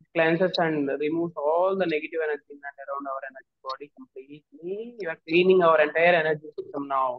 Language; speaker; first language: English; non-native, local second language; Telugu